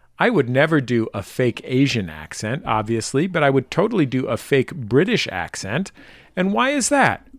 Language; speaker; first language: English; native; English